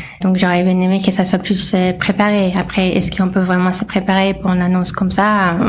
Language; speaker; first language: French; non-native, fluent; English